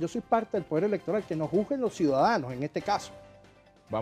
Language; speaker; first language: Spanish; native; Spanish